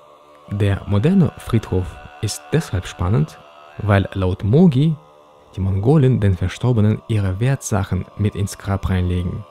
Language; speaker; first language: German; native; German